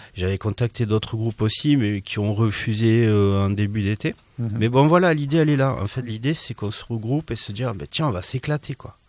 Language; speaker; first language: French; native; French